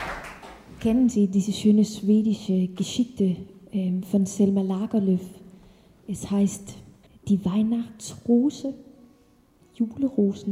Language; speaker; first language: German; non-native, learner; Danish